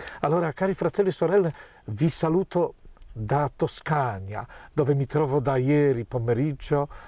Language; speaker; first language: Italian; non-native, fluent; Polish